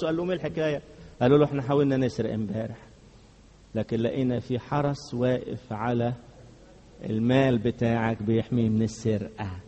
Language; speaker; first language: Arabic; native; Arabic